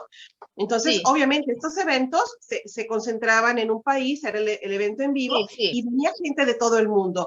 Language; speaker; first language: Spanish; native; Spanish